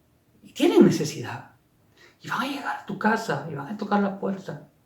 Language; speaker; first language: Spanish; native; Spanish